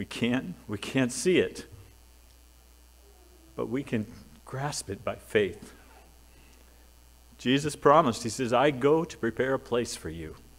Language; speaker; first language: English; native; English